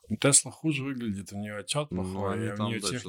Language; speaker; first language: Russian; native; Russian